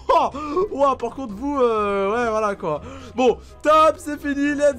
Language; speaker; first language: French; native; French